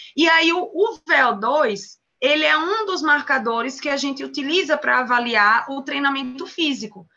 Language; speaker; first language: Portuguese; native; Portuguese